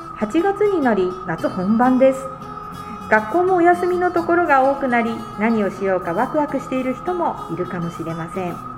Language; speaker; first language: Japanese; native; Japanese